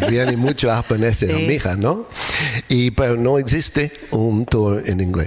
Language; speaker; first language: Spanish; non-native, learner; English